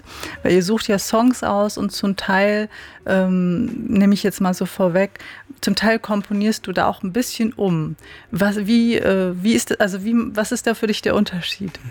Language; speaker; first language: German; native; German